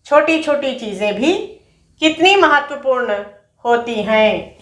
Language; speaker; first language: Hindi; non-native, local second language; Telugu